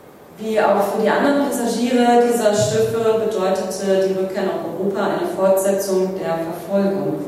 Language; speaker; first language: German; native; German